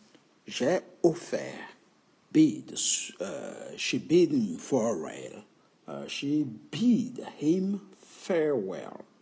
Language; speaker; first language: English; non-native, fluent; French